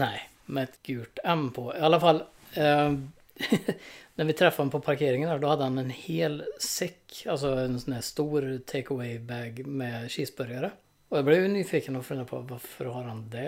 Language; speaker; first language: Swedish; native; Swedish